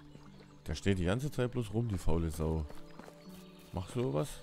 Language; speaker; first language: German; native; German